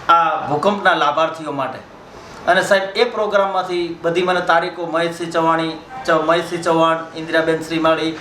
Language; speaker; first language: Gujarati; native; Gujarati